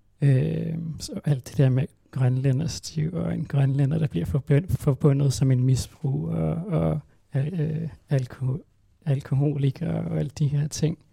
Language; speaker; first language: Danish; non-native, local second language; Kalaallisut